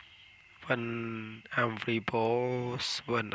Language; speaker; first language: English; non-native, learner; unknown